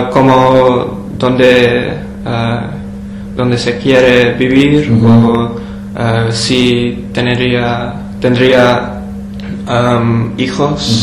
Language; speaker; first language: Spanish; non-native, learner; English